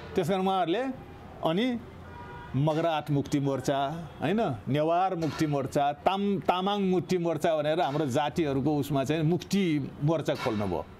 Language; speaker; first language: Nepali; non-native, local second language; Newari